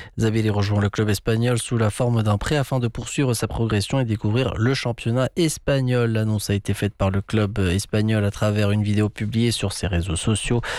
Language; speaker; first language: French; non-native, local second language; Arabic